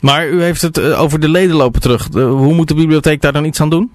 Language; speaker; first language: Dutch; native; Dutch